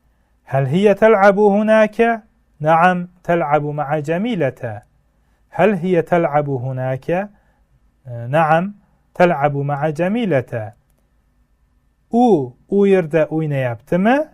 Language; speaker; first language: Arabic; non-native, fluent; Uzbek